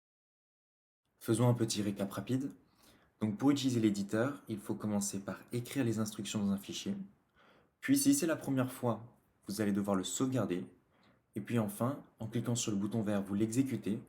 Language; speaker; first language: French; native; French